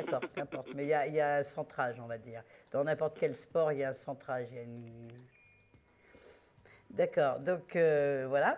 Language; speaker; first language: French; native; French